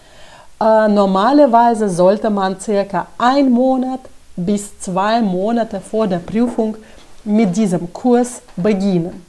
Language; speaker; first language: German; non-native, fluent; Russian